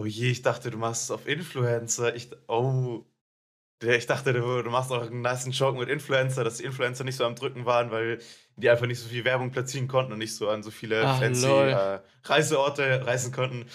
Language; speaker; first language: German; native; German